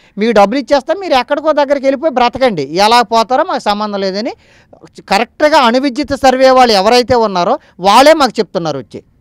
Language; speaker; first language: Telugu; native; Telugu